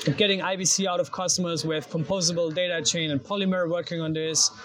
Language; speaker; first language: English; non-native, fluent; German